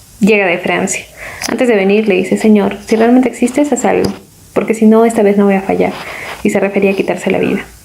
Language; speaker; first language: Spanish; native; Spanish